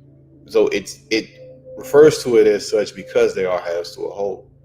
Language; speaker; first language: English; native; English